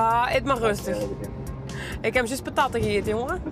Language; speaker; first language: Dutch; native; Dutch